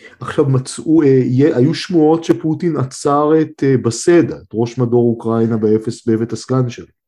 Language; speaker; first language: Hebrew; native; Hebrew